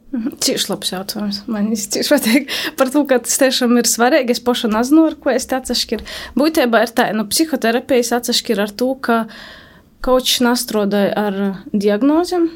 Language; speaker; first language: Latvian; native; Latvian